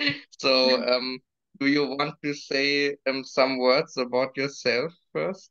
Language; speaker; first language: English; non-native, fluent; German